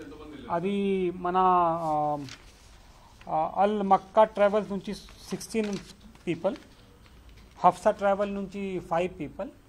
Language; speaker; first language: Telugu; non-native, local second language; Urdu